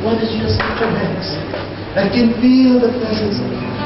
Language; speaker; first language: English; non-native, local second language; Filipino